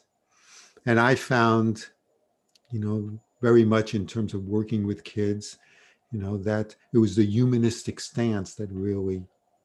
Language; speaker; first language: English; native; English